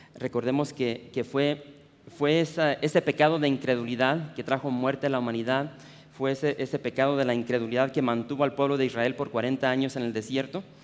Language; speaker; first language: Spanish; early bilingual, heritage; Spanish